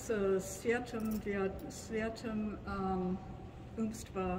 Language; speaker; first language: Russian; non-native, learner; English